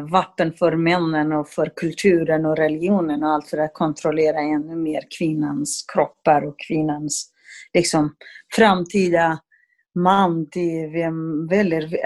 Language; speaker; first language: Swedish; non-native, fluent; Kurdish